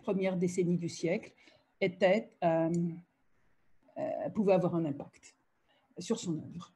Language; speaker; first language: French; native; French